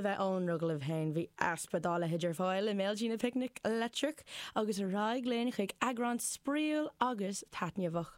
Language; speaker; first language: Irish; non-native, local second language; English